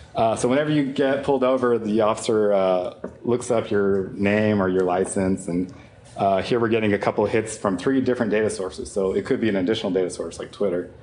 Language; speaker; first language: English; native; English